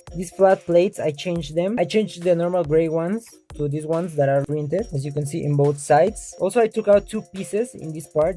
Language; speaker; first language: English; non-native, local second language; Spanish